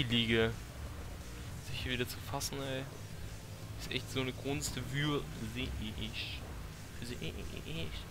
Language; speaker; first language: German; native; German